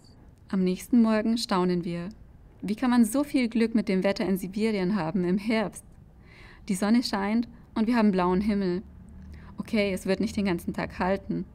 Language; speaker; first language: German; native; German